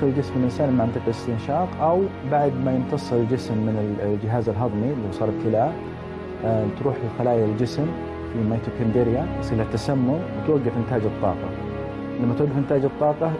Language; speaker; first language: Arabic; native; Arabic